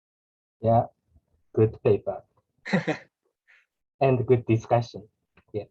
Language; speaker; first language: English; non-native, learner; Japanese